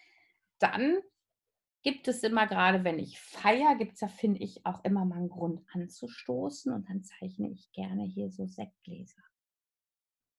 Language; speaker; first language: German; native; German